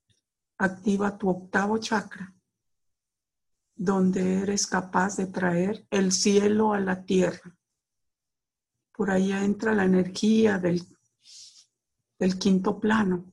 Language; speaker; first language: Spanish; native; Spanish